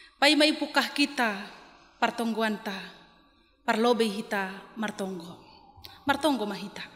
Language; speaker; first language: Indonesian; non-native, local second language; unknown